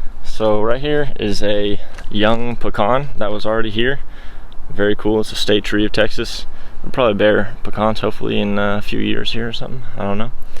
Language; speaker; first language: English; native; English